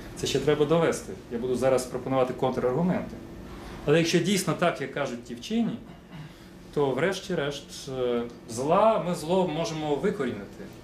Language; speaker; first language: Ukrainian; non-native, local second language; Russian